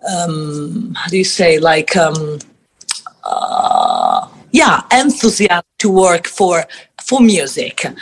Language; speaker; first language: English; non-native, fluent; Italian